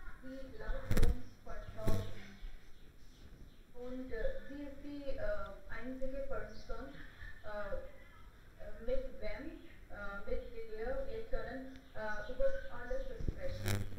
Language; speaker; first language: German; non-native, learner; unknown